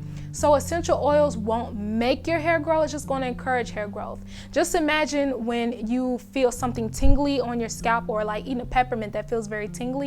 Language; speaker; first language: English; native; English